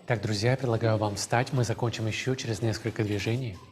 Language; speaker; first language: Russian; native; Russian